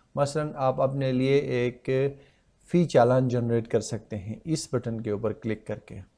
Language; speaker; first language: Urdu; non-native, local second language; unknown